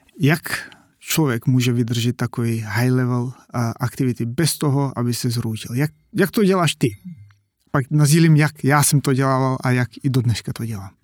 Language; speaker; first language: Czech; non-native, fluent; Macedonian